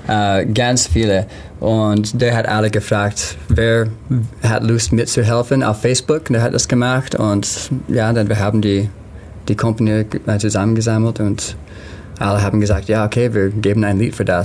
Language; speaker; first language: German; non-native, learner; English